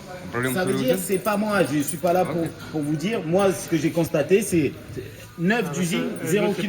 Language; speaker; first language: French; native; French